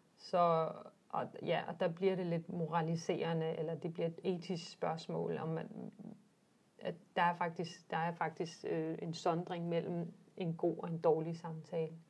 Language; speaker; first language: Danish; early bilingual, other home language; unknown